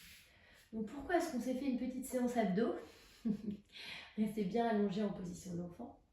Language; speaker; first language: French; native; French